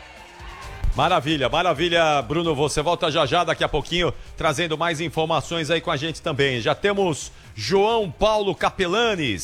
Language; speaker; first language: Portuguese; native; Portuguese